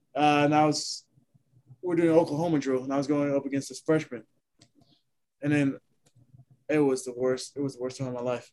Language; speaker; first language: English; non-native, fluent; Haitian Creole